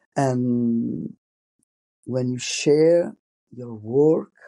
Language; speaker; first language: English; non-native, fluent; Italian